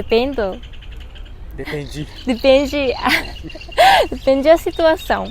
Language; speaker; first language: Portuguese; non-native, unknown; Japanese